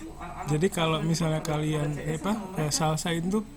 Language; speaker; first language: Indonesian; native; Indonesian